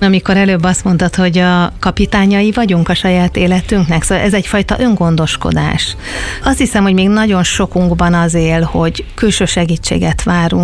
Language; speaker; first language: Hungarian; native; Hungarian